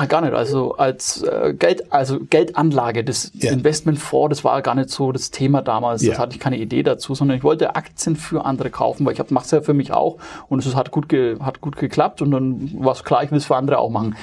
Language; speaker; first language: German; native; German